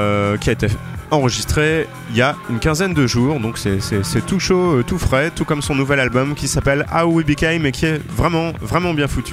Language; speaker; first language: French; native; French